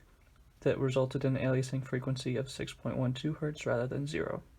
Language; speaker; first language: English; native; English